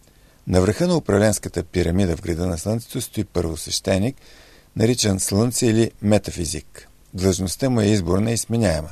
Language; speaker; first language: Bulgarian; native; Bulgarian